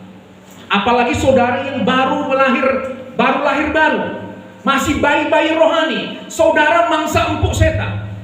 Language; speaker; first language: Indonesian; native; Indonesian